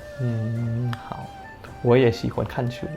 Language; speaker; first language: Chinese; non-native, fluent; Thai